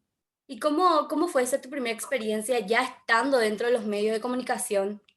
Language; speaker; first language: Spanish; native; Spanish